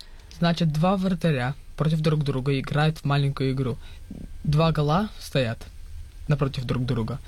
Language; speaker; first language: Russian; early bilingual, heritage; Russian